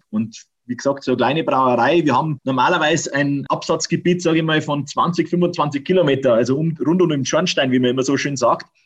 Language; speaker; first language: German; native; German